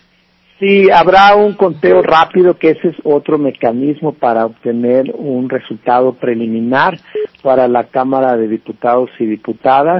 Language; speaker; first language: Spanish; native; Spanish